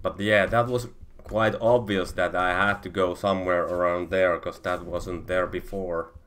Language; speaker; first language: English; non-native, fluent; Finnish